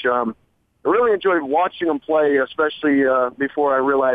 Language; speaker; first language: English; native; English